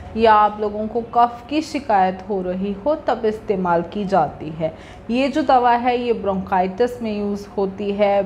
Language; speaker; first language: Hindi; native; Hindi